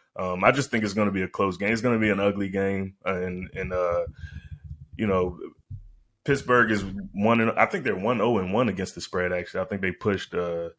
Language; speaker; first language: English; native; English